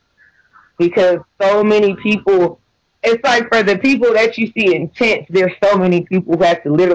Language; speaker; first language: English; native; English